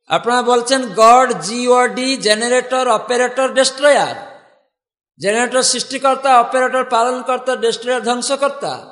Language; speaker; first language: Bangla; non-native, fluent; Odia